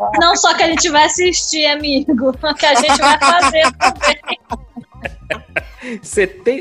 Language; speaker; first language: Portuguese; native; Portuguese